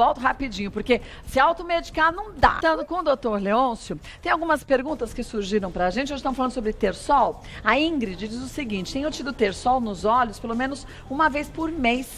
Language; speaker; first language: Portuguese; native; Portuguese